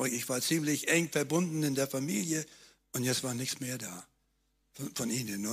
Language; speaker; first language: German; native; German